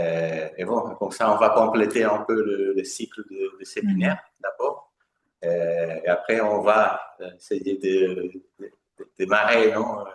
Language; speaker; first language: French; non-native, fluent; Spanish